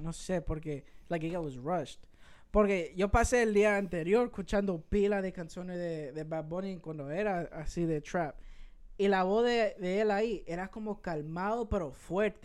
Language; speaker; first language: Spanish; early bilingual, heritage; Spanish